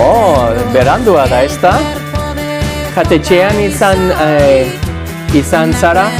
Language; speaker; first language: Basque; non-native, learner; English